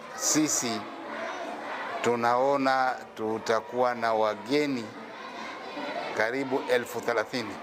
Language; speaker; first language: Swahili; native; Swahili